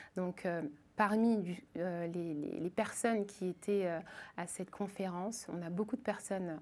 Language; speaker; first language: French; native; French